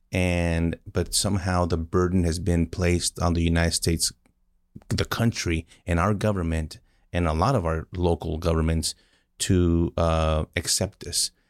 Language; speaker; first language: English; early bilingual, other home language; Spanish